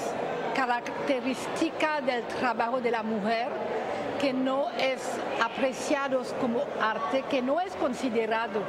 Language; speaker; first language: Spanish; non-native, learner; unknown